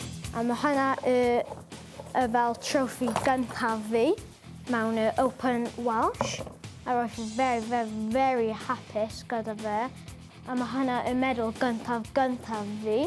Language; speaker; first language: Welsh; non-native, local second language; English